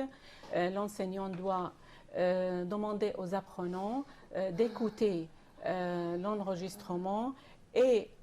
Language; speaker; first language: French; non-native, fluent; Arabic